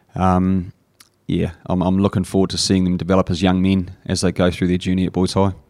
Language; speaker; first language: English; native; English